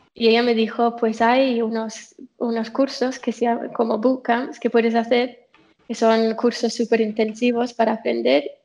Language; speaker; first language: Spanish; non-native, fluent; English